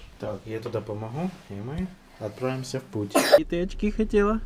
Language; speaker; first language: Russian; native; Russian